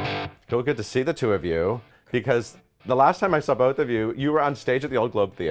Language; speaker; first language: English; native; English